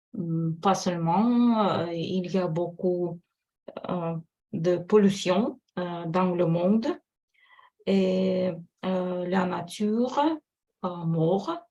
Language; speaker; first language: French; non-native, fluent; Russian